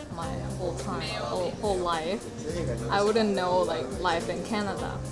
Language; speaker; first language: English; non-native, fluent; Korean